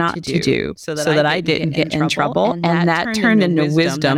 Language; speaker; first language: English; native; English